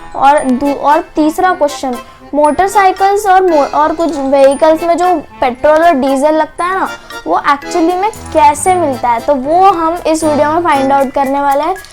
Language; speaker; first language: Hindi; non-native, local second language; Marathi